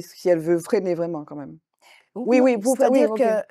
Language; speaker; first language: French; native; French